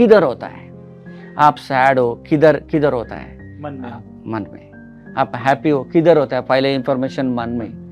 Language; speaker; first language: Hindi; non-native, local second language; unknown